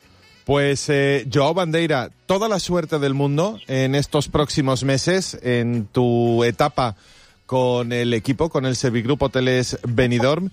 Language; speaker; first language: Spanish; native; Spanish